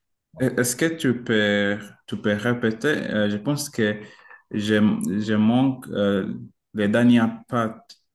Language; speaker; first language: French; non-native, learner; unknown